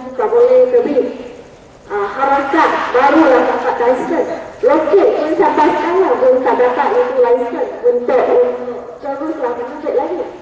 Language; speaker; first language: Malay; non-native, local second language; Chinese